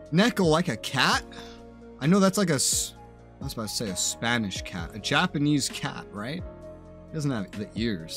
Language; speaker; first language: English; native; English